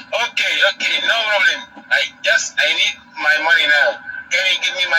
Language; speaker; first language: English; non-native, learner; Arabic